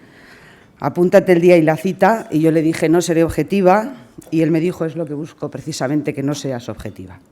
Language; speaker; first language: Spanish; native; Spanish